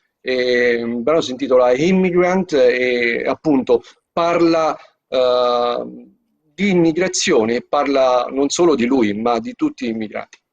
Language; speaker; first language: Italian; native; Italian